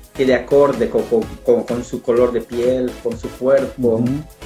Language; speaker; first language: Spanish; native; Spanish